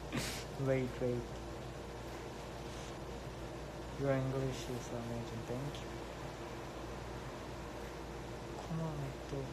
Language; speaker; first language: English; non-native, learner; Korean